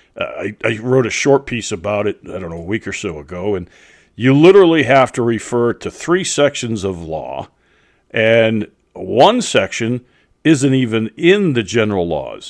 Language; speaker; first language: English; native; English